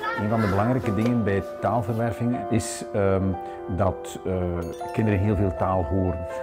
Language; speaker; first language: Dutch; native; Dutch